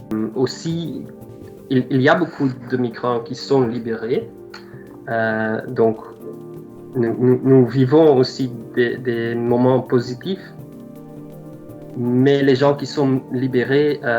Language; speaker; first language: French; non-native, local second language; Dutch